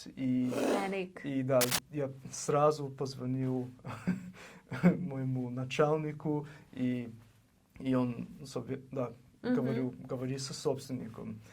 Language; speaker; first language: Russian; non-native, learner; English